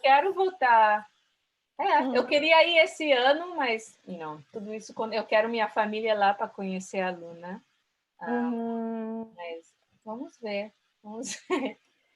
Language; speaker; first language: Portuguese; early bilingual, heritage; Portuguese